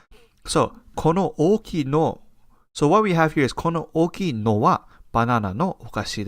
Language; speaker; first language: Japanese; non-native, fluent; English